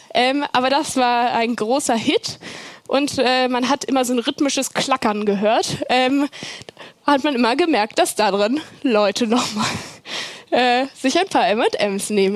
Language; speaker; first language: German; native; German